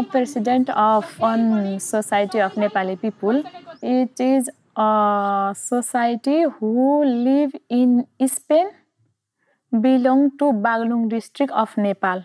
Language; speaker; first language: English; non-native, learner; Nepali